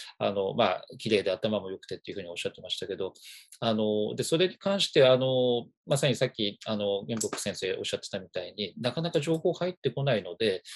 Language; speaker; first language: Japanese; native; Japanese